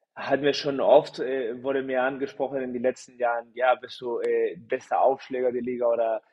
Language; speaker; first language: German; early bilingual, heritage; Spanish